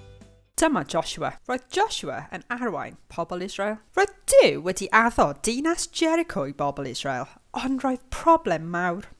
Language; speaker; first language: Welsh; non-native, local second language; English